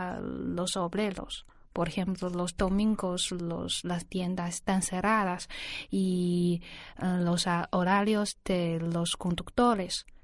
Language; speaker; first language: Spanish; non-native, learner; Chinese